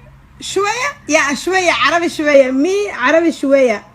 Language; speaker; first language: Arabic; non-native, learner; Somali